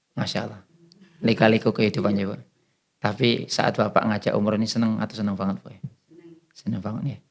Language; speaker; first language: Indonesian; native; Indonesian